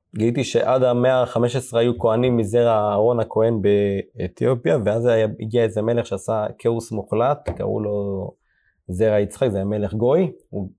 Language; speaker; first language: Hebrew; early bilingual, other home language; Amharic